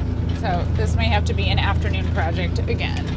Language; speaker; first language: English; native; English